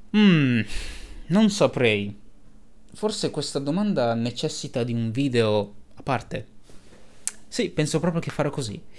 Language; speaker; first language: Italian; early bilingual, other home language; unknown